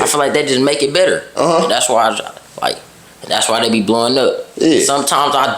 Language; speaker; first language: English; native; English